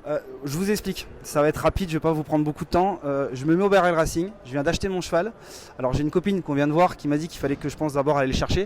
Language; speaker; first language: French; native; French